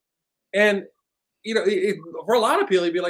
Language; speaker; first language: English; native; English